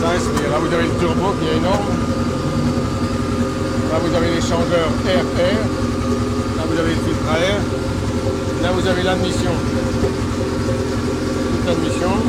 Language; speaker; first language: French; native; French